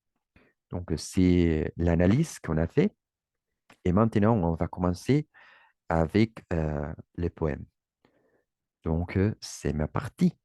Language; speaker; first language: French; non-native, learner; Spanish